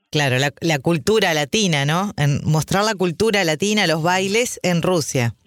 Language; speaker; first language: Spanish; native; Spanish